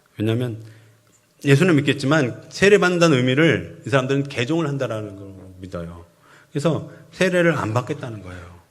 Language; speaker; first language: Korean; native; Korean